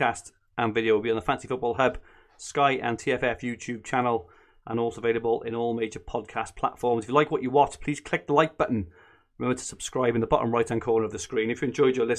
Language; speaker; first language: English; native; English